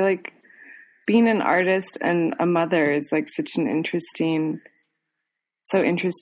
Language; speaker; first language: English; native; English